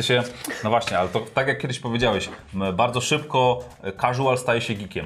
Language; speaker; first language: Polish; native; Polish